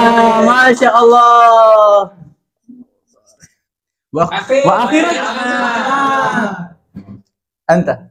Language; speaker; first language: Arabic; non-native, learner; Malay